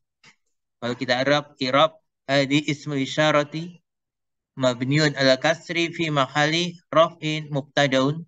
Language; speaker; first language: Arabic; non-native, fluent; Indonesian